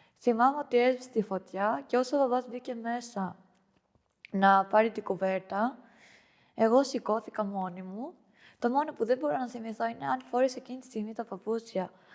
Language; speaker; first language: Greek; early bilingual, other home language; Albanian